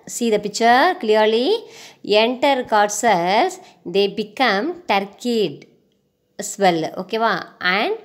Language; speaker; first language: English; non-native, local second language; Tamil